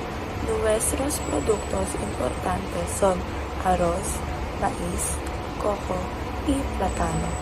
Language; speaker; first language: Spanish; non-native, learner; Filipino